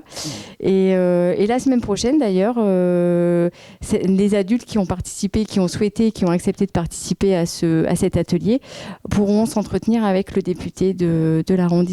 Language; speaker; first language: French; native; French